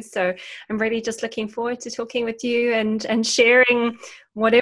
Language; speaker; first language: English; native; English